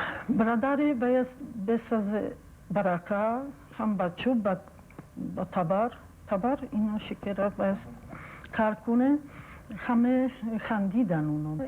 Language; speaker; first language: Persian; non-native, fluent; Polish